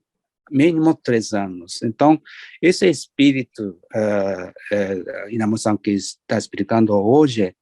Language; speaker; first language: Portuguese; non-native, learner; Japanese